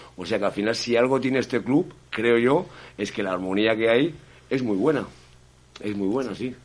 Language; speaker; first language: Spanish; native; Spanish